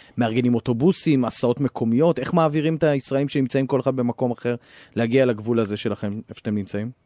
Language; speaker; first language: Hebrew; native; Hebrew